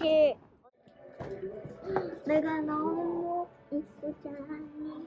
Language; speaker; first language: Korean; early bilingual, heritage; Korean